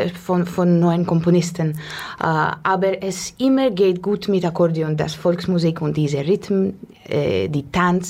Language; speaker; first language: German; non-native, learner; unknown